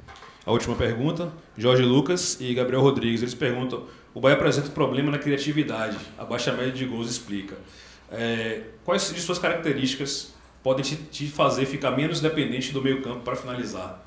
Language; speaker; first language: Portuguese; native; Portuguese